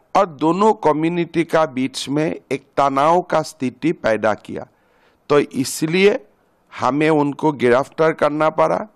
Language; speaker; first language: Hindi; non-native, local second language; Assamese